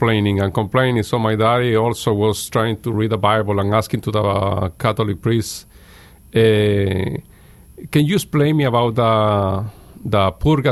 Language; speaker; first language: English; non-native, fluent; Spanish